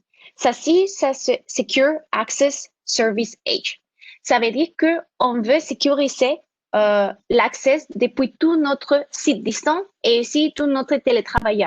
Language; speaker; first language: French; non-native, fluent; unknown